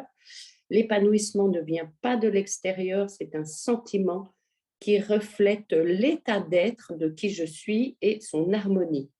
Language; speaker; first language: French; native; French